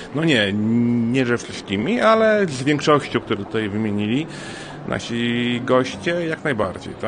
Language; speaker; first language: Polish; native; Polish